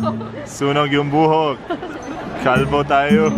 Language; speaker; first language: Filipino; non-native, learner; Arabic